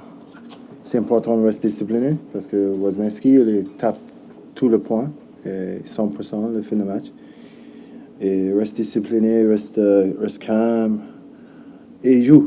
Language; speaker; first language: French; non-native, learner; English